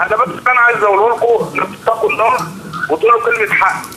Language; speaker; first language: Arabic; native; Arabic